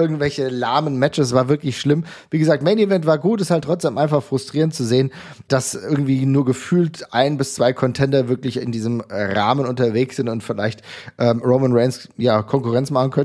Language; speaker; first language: German; native; German